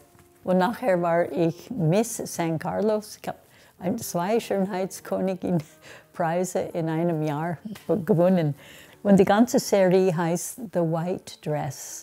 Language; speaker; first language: German; non-native, fluent; English